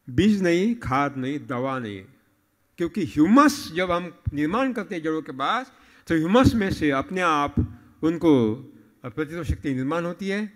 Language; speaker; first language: Hindi; non-native, local second language; Marathi